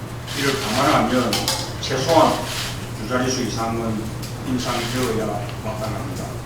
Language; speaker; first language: Korean; native; Korean